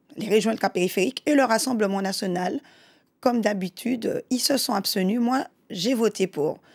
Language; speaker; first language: French; native; French